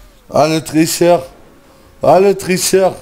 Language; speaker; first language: French; native; French